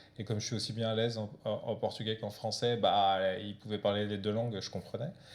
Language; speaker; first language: French; early bilingual, other home language; Portuguese